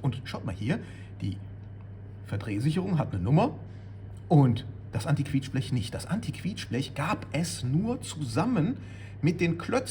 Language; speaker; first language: German; native; German